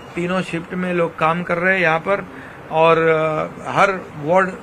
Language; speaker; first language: Hindi; non-native, local second language; Marathi